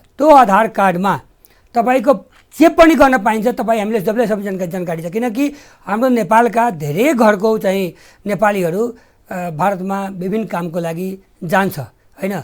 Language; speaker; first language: Nepali; non-native, local second language; Bhojpuri